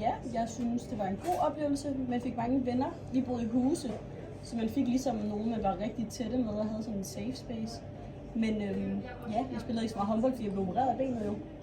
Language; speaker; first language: Danish; native; Danish